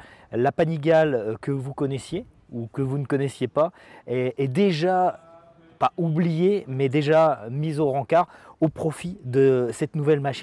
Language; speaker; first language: French; native; French